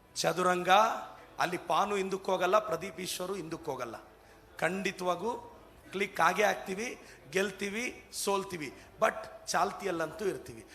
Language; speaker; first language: Kannada; native; Kannada